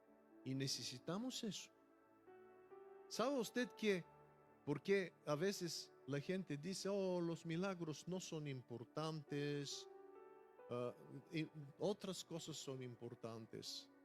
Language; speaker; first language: Spanish; non-native, fluent; Bulgarian